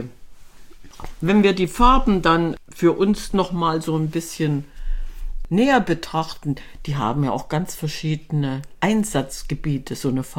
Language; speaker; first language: German; native; German